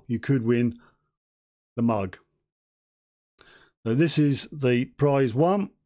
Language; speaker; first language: English; native; English